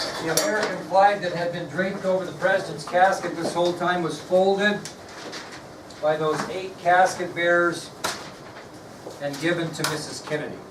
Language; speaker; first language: English; native; English